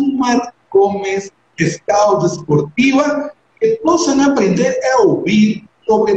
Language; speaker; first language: Portuguese; non-native, learner; Spanish